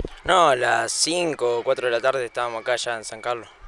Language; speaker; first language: Spanish; native; Spanish